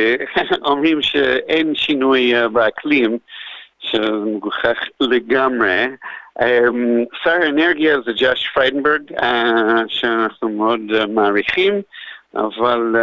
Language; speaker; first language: Hebrew; non-native, fluent; English